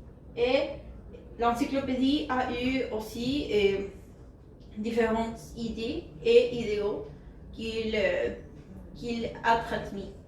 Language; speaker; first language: French; non-native, learner; Spanish